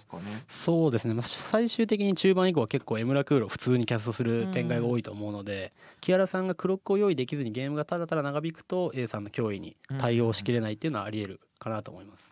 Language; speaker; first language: Japanese; native; Japanese